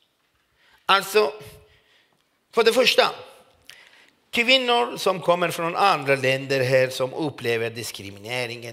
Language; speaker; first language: Swedish; non-native, fluent; Persian